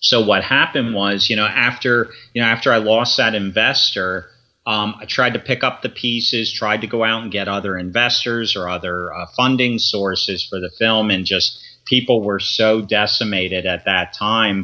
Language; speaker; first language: English; native; English